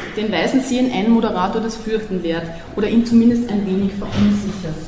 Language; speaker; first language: German; native; German